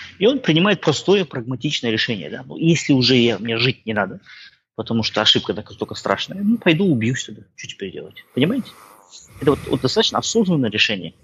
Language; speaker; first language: Russian; non-native, local second language; Kazakh